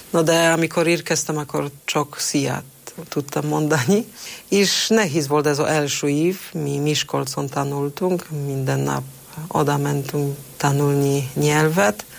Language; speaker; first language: Hungarian; non-native, fluent; Polish